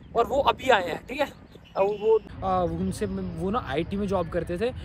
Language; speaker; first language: Hindi; native; Hindi